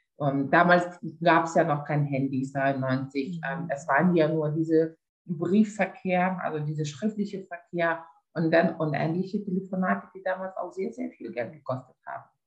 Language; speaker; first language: German; non-native, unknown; Lithuanian